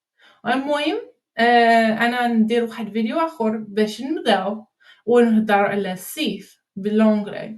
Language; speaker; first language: Arabic; non-native, learner; English